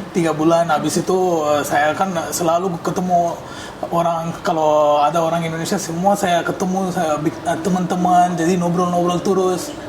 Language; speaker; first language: Indonesian; non-native, fluent; Tamil